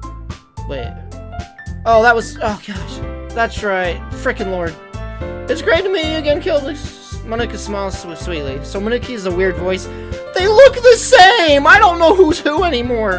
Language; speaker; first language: English; native; English